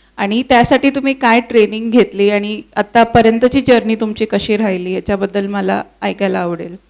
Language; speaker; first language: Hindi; non-native, local second language; Marathi